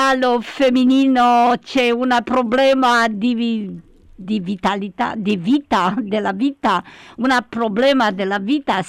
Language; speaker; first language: Italian; non-native, learner; Romanian